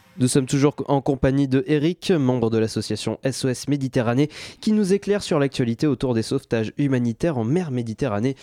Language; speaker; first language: French; native; French